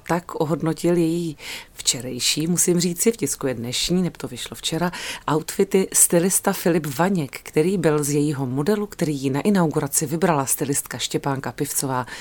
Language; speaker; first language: Czech; native; Czech